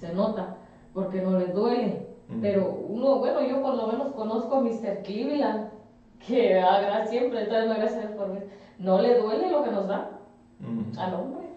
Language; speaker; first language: Spanish; native; Spanish